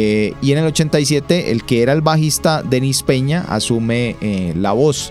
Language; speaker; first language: Spanish; native; Spanish